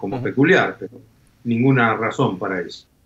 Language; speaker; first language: Spanish; native; Spanish